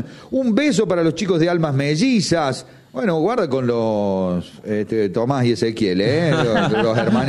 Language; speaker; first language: Spanish; native; Spanish